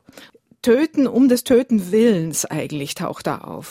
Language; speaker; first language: German; native; German